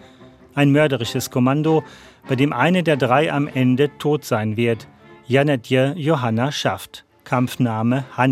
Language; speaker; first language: German; native; German